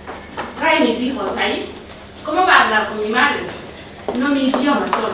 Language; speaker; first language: Spanish; non-native, learner; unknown